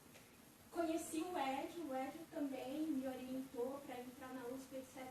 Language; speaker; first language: Portuguese; native; Portuguese